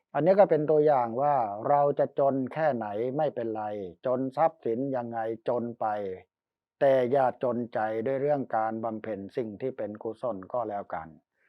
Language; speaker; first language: Thai; native; Thai